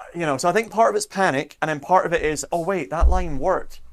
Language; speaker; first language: English; native; English